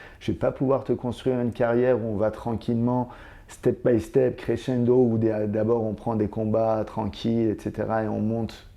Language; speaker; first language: French; native; French